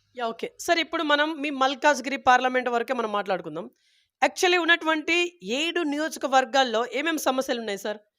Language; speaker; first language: Telugu; native; Telugu